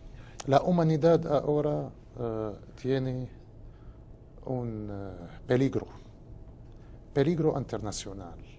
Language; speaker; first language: Spanish; non-native, fluent; Arabic